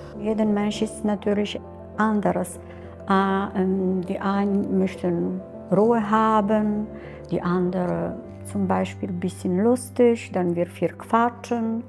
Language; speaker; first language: German; non-native, learner; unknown